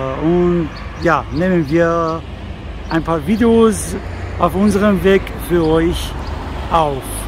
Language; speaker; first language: German; non-native, learner; Persian